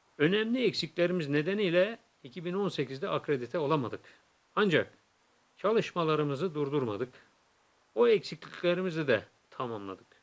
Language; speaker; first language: Turkish; native; Turkish